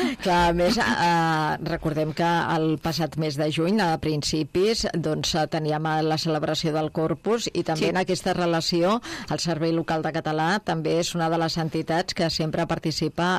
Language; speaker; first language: Catalan; native; Catalan